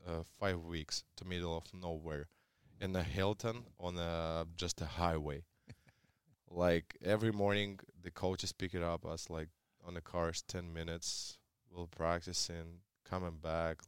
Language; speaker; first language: English; non-native, learner; Russian